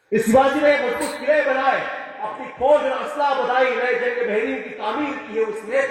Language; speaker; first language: Hindi; non-native, local second language; Marathi